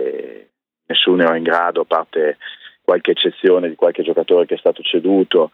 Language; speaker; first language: Italian; native; Italian